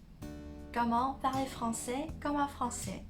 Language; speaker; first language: French; non-native, fluent; Vietnamese